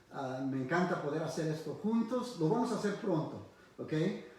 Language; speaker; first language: Spanish; early bilingual, heritage; Spanish